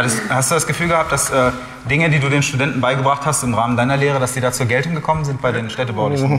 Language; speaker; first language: German; native; German